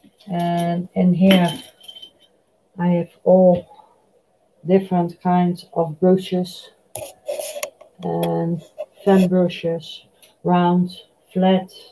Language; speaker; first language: English; non-native, fluent; Dutch